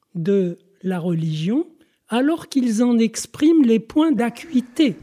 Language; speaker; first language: French; non-native, local second language; Arabic